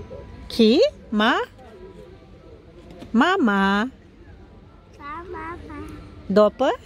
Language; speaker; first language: Italian; non-native, learner; Russian